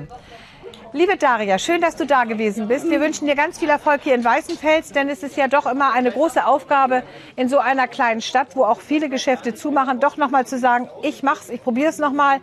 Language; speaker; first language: German; native; German